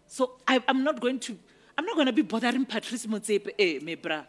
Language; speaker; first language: English; non-native, local second language; Northern Sotho